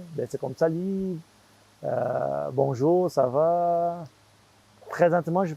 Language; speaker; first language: French; non-native, fluent; Portuguese